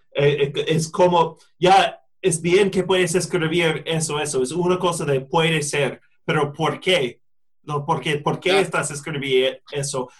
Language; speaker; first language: Spanish; non-native, fluent; English